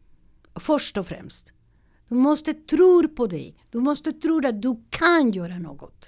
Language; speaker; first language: Swedish; non-native, learner; Spanish